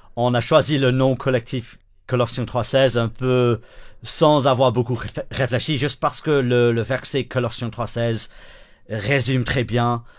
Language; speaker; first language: French; non-native, fluent; English